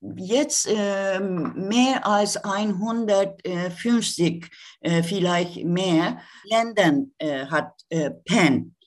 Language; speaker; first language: German; non-native, learner; Turkish